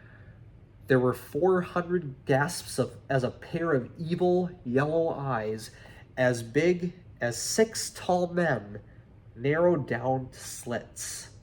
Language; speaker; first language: English; native; English